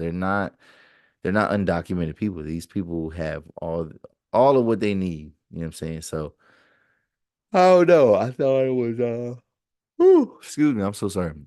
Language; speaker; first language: English; native; English